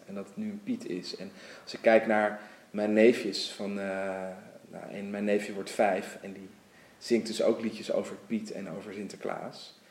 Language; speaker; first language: Dutch; native; Dutch